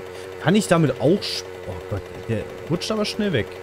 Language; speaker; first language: German; native; German